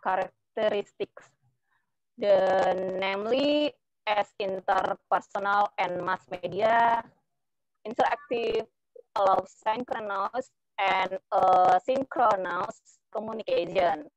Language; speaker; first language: English; non-native, learner; Indonesian